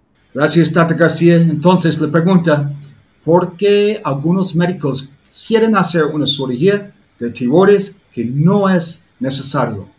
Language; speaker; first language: Spanish; non-native, learner; English